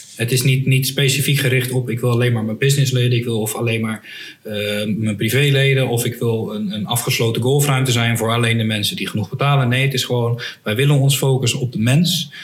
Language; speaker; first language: Dutch; native; Dutch